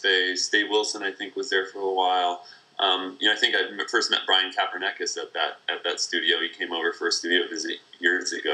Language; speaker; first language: English; native; English